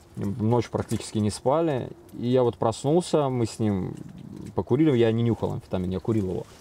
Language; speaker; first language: Russian; native; Russian